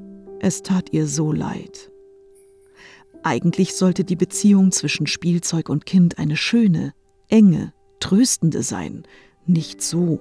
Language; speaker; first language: German; native; German